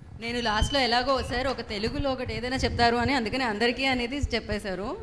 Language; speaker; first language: Telugu; native; Telugu